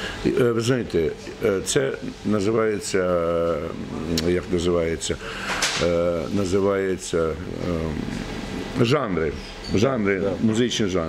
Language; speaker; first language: Russian; non-native, local second language; Ukrainian